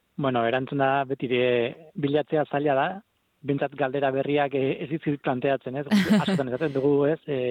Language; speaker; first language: Basque; non-native, local second language; Spanish